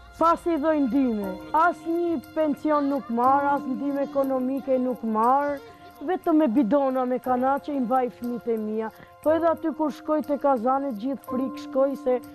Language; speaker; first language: Albanian; non-native, local second language; Romany